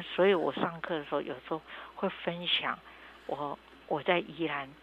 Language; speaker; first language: Chinese; non-native, local second language; Hakka Chinese